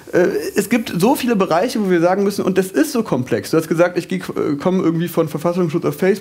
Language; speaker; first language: German; native; German